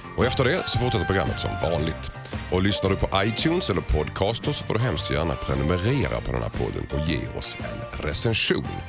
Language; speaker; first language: Swedish; native; Swedish